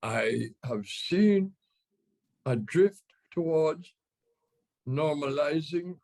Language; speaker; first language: English; native; English